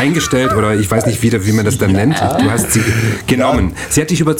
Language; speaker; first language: German; native; German